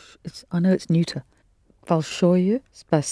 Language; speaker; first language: Russian; non-native, learner; English